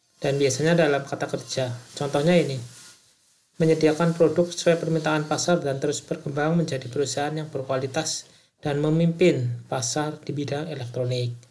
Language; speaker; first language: Indonesian; native; Indonesian